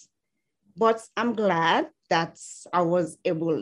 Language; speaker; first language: English; non-native, local second language; Fula